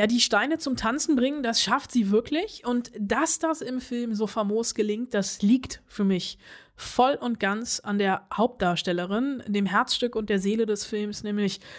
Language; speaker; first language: German; native; German